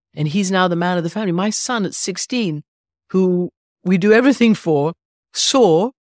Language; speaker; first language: English; early bilingual, other home language; Persian